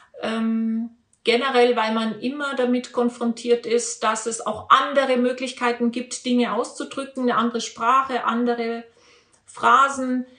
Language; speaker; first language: German; native; German